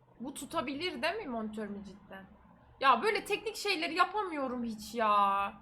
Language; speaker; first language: Turkish; native; Turkish